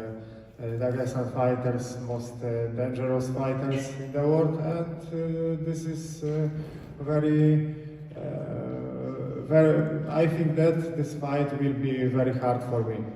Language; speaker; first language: English; non-native, learner; Polish